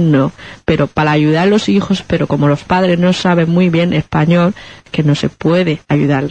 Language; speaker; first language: Spanish; non-native, learner; Chinese